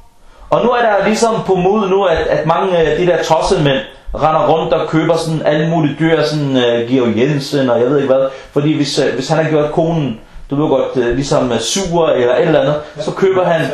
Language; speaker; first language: Danish; non-native, local second language; Arabic